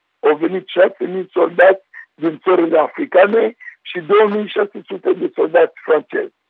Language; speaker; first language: Romanian; non-native, fluent; Sango